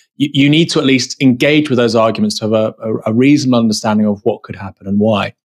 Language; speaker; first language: English; native; English